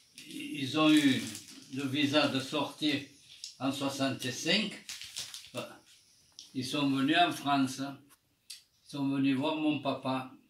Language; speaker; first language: French; non-native, fluent; Armenian